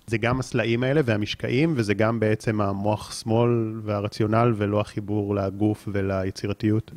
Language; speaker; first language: Hebrew; native; Hebrew